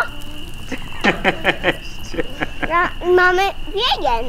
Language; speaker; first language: Polish; early bilingual, heritage; Polish